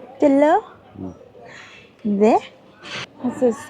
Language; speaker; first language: Korean; non-native, learner; Vietnamese